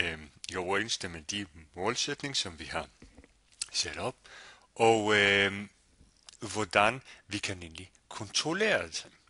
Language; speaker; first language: Danish; non-native, fluent; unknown